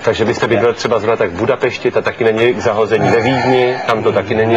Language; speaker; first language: Czech; native; Czech